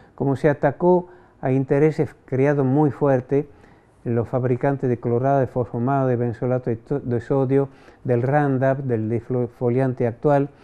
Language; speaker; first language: Spanish; non-native, fluent; French